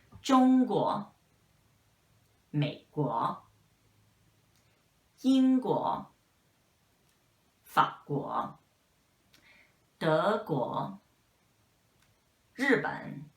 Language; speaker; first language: Chinese; non-native, fluent; English